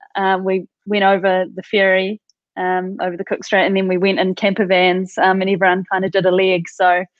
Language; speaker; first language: English; native; English